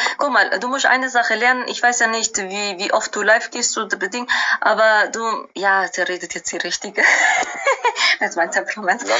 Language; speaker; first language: German; early bilingual, other home language; Albanian